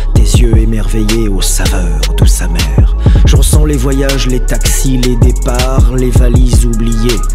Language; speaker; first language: French; native; French